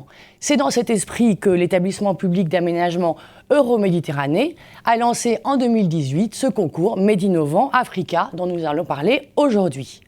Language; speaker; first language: French; native; French